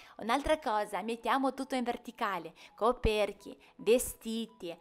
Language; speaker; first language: Italian; non-native, fluent; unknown